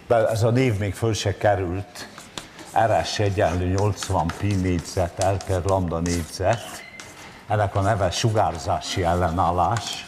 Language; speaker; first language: Hungarian; native; Hungarian